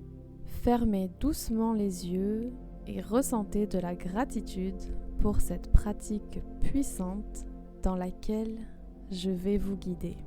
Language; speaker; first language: French; native; French